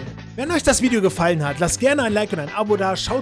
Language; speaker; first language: German; native; German